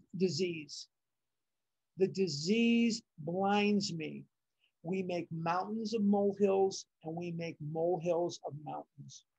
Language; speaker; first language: English; native; English